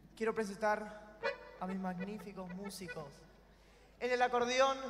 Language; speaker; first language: Spanish; native; Spanish